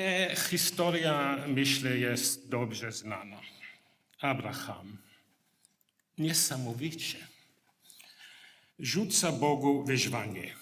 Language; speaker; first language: Polish; non-native, learner; English